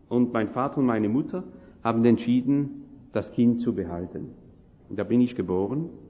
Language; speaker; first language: German; non-native, fluent; French